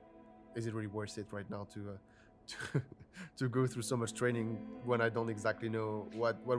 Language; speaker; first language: English; non-native, fluent; French